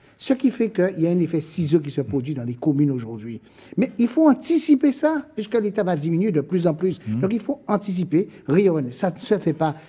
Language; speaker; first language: French; native; French